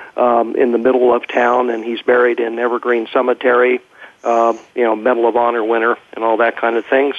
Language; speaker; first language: English; native; English